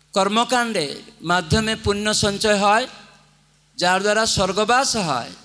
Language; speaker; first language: Bangla; non-native, fluent; Odia